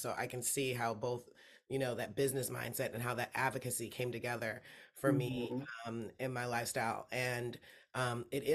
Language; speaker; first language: English; native; English